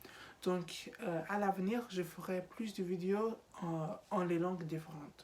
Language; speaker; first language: French; non-native, learner; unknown